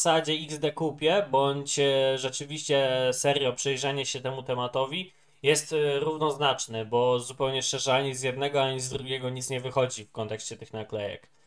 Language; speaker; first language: Polish; native; Polish